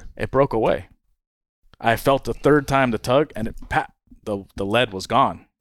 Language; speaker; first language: English; native; English